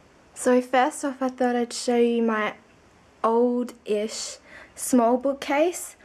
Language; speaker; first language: English; native; English